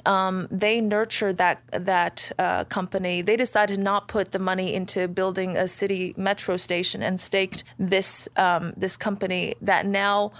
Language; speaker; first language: English; non-native, fluent; Chinese